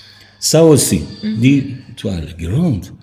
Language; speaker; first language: French; non-native, learner; Persian